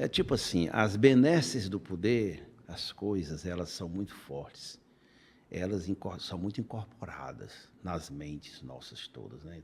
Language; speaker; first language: Portuguese; native; Portuguese